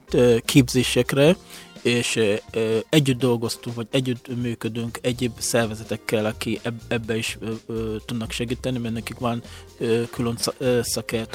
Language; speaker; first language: Hungarian; non-native, fluent; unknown